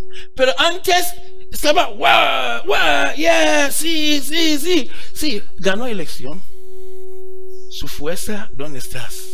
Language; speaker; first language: Spanish; non-native, learner; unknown